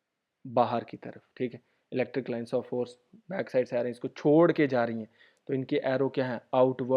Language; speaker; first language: Hindi; native; Hindi